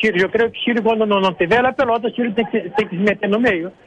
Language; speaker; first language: Spanish; non-native, learner; Portuguese